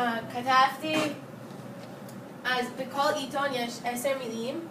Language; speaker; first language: Hebrew; early bilingual, other home language; English